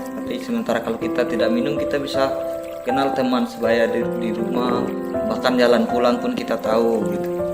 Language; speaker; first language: Indonesian; non-native, local second language; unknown